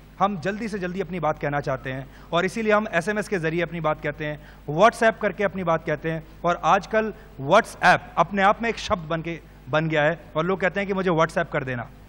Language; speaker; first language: Hindi; native; Hindi